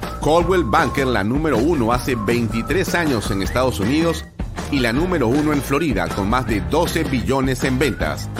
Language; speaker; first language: Spanish; native; Spanish